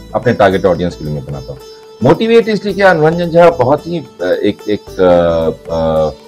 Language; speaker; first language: Hindi; native; Hindi